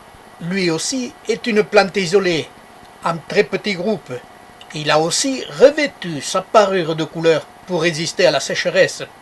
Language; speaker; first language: French; native; French